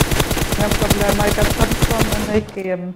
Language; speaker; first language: English; non-native, fluent; Polish